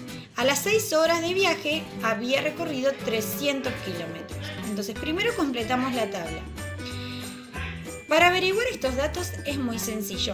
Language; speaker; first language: Spanish; native; Spanish